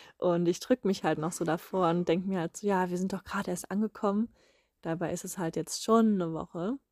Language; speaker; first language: German; native; German